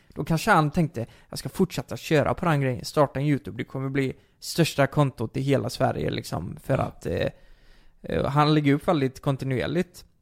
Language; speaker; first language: Swedish; native; Swedish